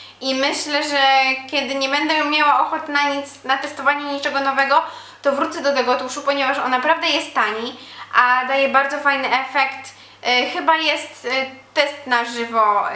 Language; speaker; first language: Polish; native; Polish